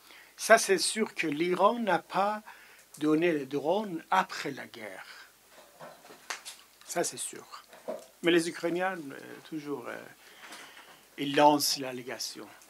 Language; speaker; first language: French; non-native, fluent; Persian